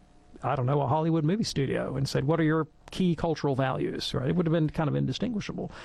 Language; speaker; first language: English; native; English